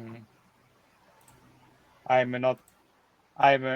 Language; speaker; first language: English; non-native, learner; Japanese